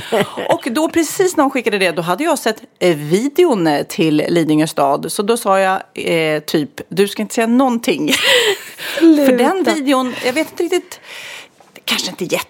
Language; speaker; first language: Swedish; native; Swedish